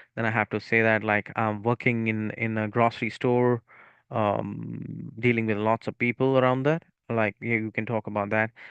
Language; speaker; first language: English; non-native, local second language; Punjabi